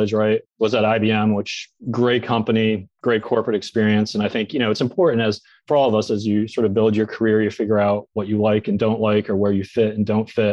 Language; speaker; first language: English; native; English